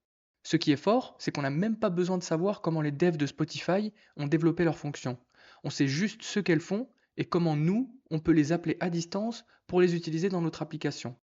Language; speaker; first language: French; native; French